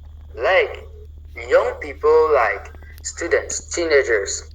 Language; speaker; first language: English; non-native, local second language; French